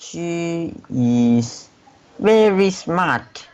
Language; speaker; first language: English; non-native, learner; Chinese